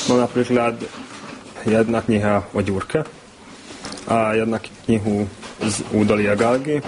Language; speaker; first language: Slovak; non-native, learner; Hungarian